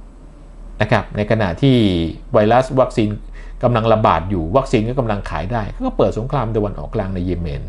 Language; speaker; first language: Thai; native; Thai